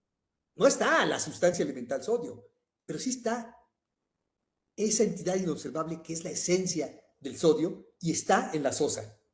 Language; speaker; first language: Spanish; native; Spanish